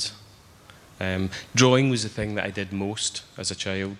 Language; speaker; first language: English; native; English